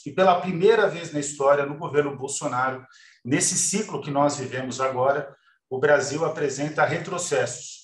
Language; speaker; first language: Portuguese; native; Portuguese